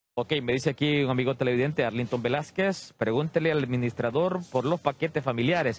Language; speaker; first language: Spanish; native; Spanish